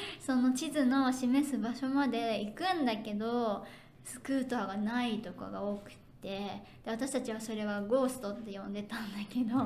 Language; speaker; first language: Japanese; native; Japanese